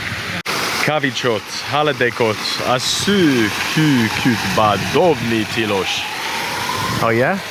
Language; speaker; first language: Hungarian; non-native, learner; English